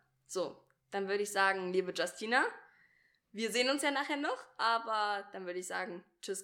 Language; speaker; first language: German; native; German